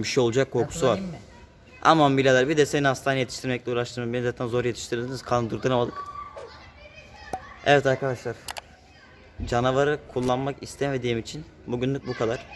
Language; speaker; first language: Turkish; native; Turkish